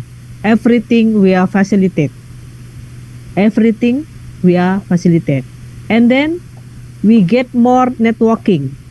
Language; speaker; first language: English; non-native, learner; Indonesian